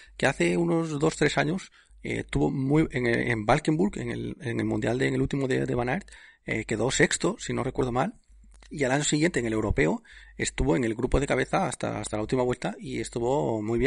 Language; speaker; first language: Spanish; native; Spanish